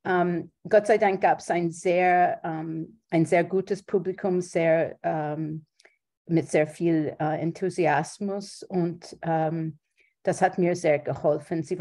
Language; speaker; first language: German; non-native, fluent; English